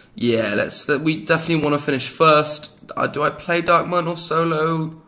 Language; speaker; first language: English; native; English